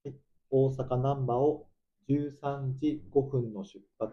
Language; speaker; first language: Japanese; native; Japanese